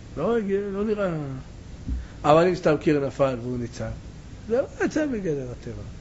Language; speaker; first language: Hebrew; native; Hebrew